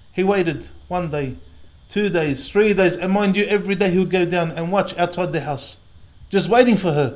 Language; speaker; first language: English; native; English